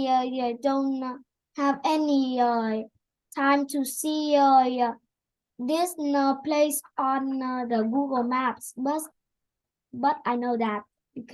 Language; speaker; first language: English; non-native, learner; Vietnamese